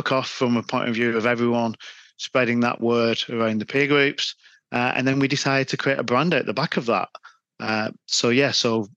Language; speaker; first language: English; native; English